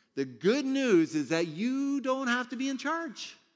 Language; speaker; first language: English; native; English